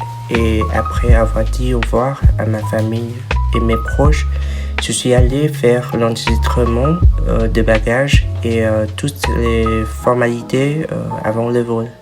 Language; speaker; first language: French; non-native, fluent; Vietnamese